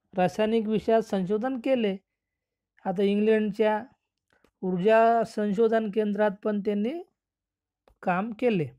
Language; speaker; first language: Marathi; non-native, local second language; Urdu